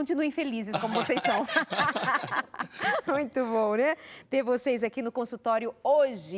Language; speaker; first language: Portuguese; native; Portuguese